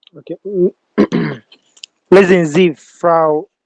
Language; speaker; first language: German; non-native, learner; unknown